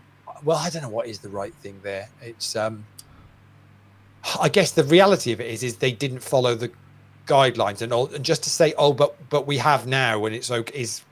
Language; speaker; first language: English; native; English